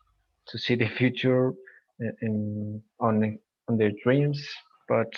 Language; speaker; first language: English; non-native, learner; Spanish